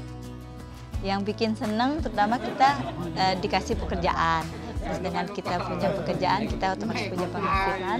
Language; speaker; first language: Indonesian; non-native, local second language; Balinese